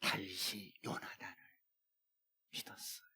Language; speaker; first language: Korean; native; Korean